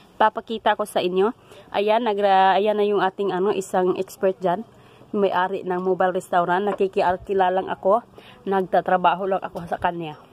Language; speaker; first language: Filipino; non-native, local second language; Cebuano